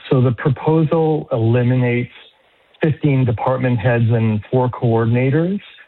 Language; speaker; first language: English; native; English